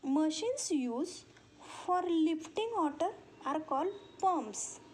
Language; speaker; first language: English; non-native, local second language; Marathi